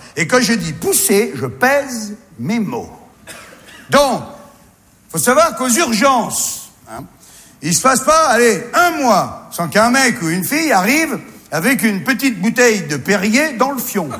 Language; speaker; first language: French; native; French